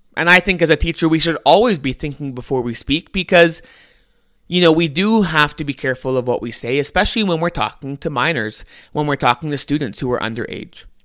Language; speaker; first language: English; native; English